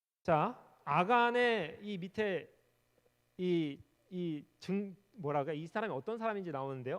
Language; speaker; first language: Korean; native; Korean